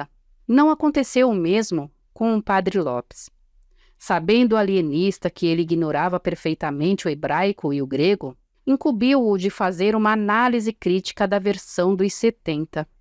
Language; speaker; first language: Portuguese; native; Portuguese